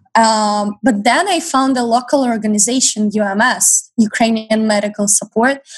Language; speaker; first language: English; non-native, fluent; Ukrainian